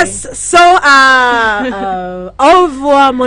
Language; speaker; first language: French; non-native, learner; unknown